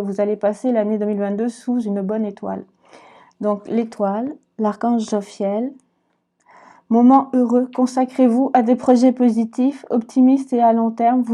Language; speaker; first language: French; native; French